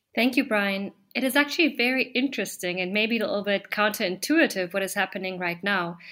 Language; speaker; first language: English; non-native, fluent; German